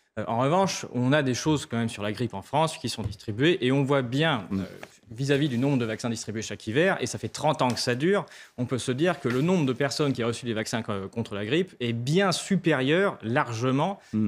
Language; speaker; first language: French; native; French